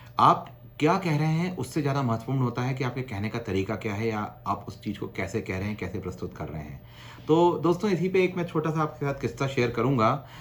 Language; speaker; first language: Hindi; non-native, local second language; Gujarati